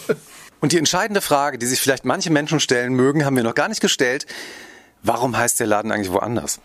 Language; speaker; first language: German; native; German